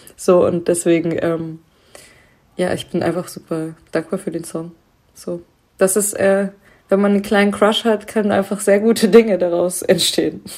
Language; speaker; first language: German; native; German